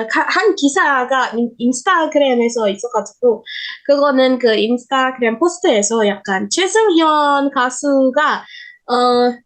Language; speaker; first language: Korean; non-native, learner; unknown